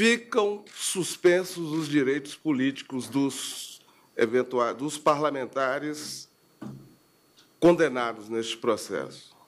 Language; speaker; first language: Portuguese; native; Portuguese